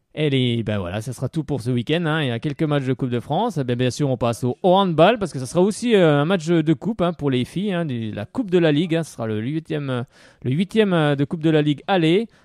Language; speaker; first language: French; native; French